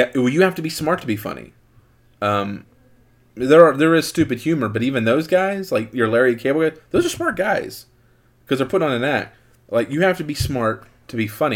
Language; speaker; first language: English; native; English